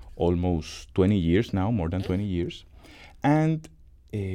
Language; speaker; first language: English; non-native, fluent; Spanish